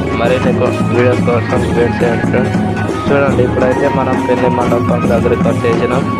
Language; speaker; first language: Telugu; non-native, local second language; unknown